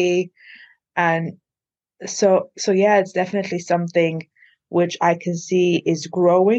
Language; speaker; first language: English; non-native, fluent; Maltese